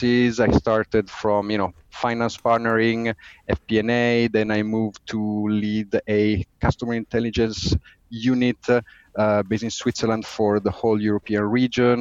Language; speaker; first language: English; non-native, fluent; Italian